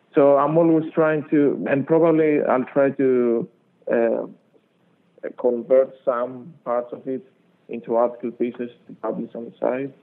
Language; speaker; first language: English; non-native, fluent; Greek